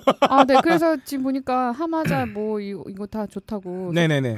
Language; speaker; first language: Korean; native; Korean